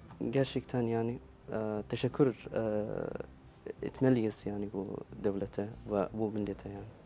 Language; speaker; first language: Turkish; non-native, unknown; Arabic